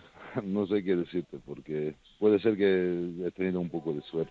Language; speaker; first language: Spanish; non-native, fluent; Serbian